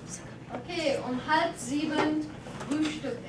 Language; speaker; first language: German; non-native, fluent; English